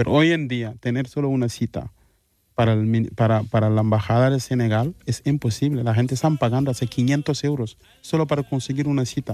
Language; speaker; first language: Spanish; non-native, fluent; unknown